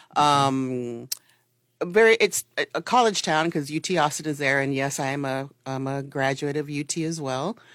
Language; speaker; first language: English; early bilingual, other home language; Spanish